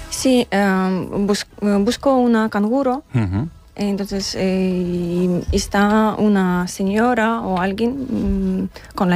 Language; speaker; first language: Spanish; non-native, learner; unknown